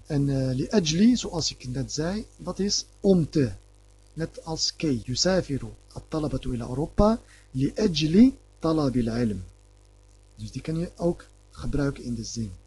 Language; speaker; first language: Dutch; non-native, fluent; Arabic